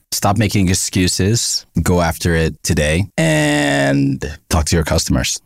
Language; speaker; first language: English; native; English